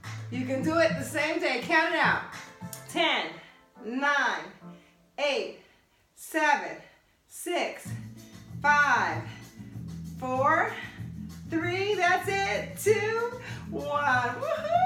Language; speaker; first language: English; native; English